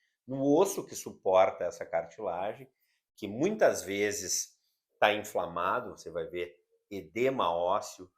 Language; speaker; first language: Portuguese; native; Portuguese